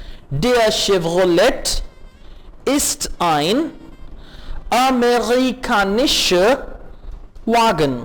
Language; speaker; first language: German; non-native, fluent; Urdu